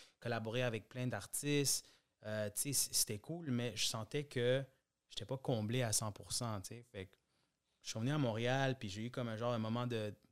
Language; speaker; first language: French; early bilingual, other home language; Spanish